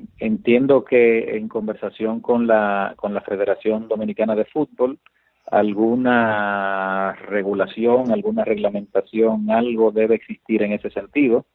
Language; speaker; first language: Spanish; native; Spanish